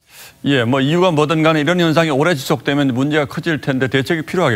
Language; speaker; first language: Korean; native; Korean